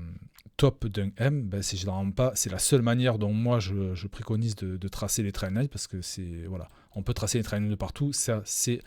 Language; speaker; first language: French; native; French